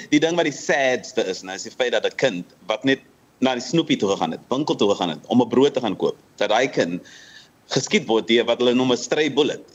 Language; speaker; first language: Afrikaans; native; Afrikaans